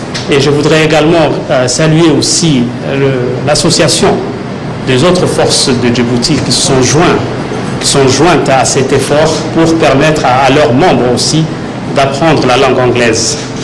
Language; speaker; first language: French; non-native, local second language; Somali